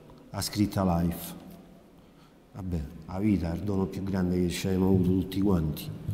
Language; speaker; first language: Italian; native; Italian